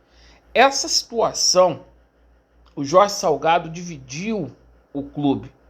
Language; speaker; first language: Portuguese; native; Portuguese